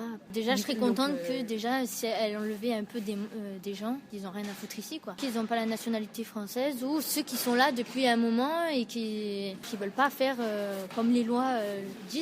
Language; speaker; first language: French; native; French